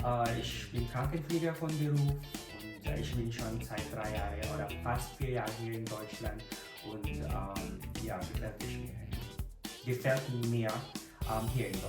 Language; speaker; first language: German; non-native, learner; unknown